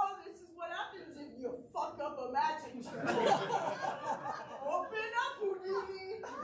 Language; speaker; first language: English; native; English